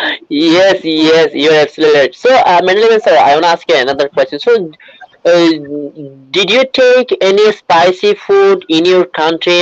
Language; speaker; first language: English; non-native, learner; Bangla